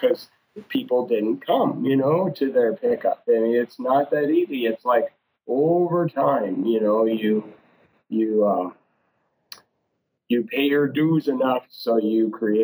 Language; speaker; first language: English; native; English